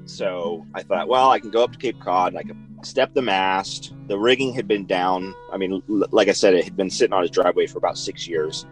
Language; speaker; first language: English; native; English